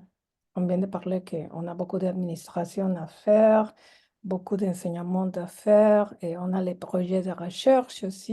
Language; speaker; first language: French; non-native, fluent; Spanish